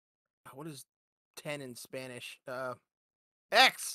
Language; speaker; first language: English; native; English